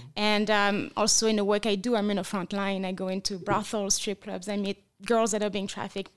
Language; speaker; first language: English; non-native, fluent; French